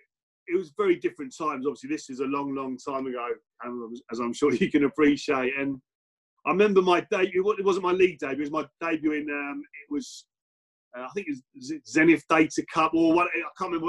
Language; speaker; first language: English; native; English